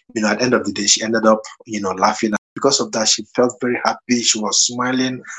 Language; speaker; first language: English; non-native, local second language; Igbo